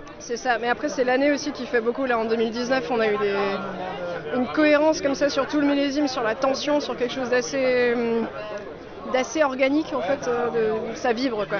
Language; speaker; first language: French; native; French